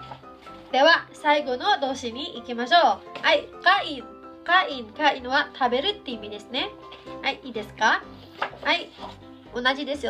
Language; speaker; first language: Japanese; non-native, fluent; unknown